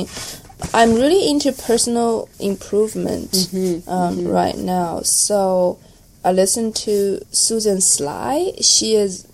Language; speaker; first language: English; non-native, fluent; Chinese